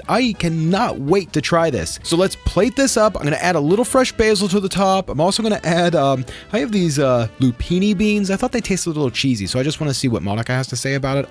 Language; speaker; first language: English; native; English